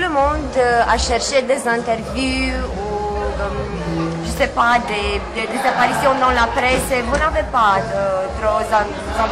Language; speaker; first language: French; non-native, fluent; Romanian